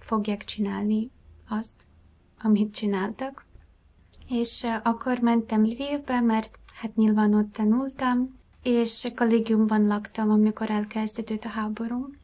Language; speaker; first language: Hungarian; non-native, fluent; Ukrainian